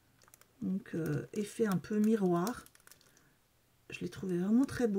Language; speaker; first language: French; native; French